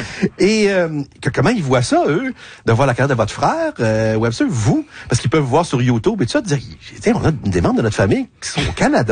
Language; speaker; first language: French; native; French